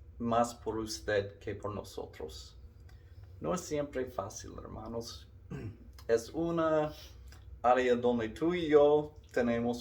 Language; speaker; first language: Spanish; non-native, learner; English